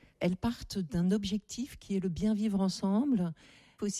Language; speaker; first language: French; native; French